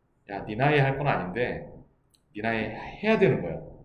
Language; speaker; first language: Korean; native; Korean